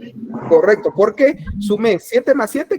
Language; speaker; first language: Spanish; native; Spanish